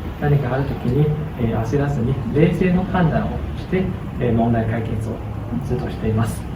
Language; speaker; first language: Japanese; non-native, fluent; Chinese